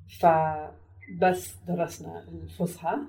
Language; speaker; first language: Arabic; non-native, learner; English